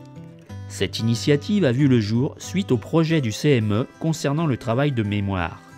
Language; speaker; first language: French; native; French